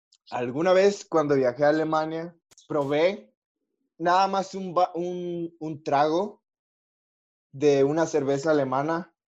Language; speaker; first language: Spanish; native; Spanish